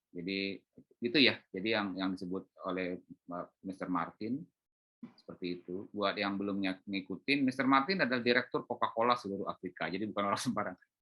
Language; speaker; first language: Indonesian; native; Indonesian